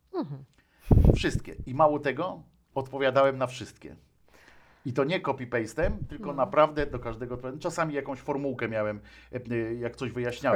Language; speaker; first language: Polish; native; Polish